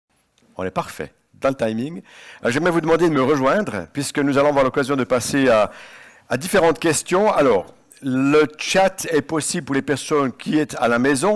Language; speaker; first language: French; native; French